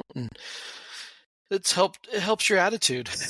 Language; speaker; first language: English; native; English